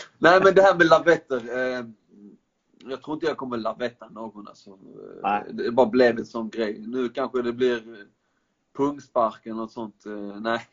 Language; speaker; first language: Swedish; early bilingual, other home language; Persian